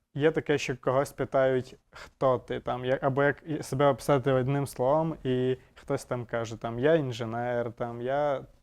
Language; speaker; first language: Ukrainian; native; Ukrainian